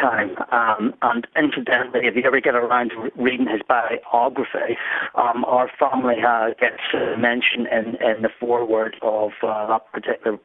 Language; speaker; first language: English; native; English